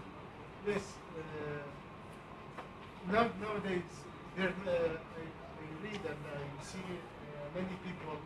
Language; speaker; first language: English; non-native, learner; Arabic